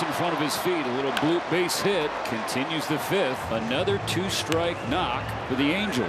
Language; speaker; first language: English; native; English